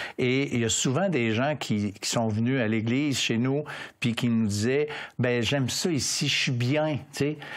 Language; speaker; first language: French; native; French